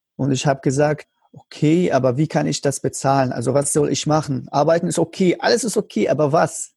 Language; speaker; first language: German; non-native, learner; Arabic